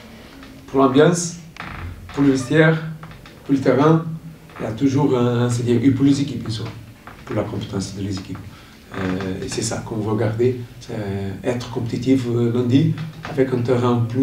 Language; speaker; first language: French; non-native, learner; Portuguese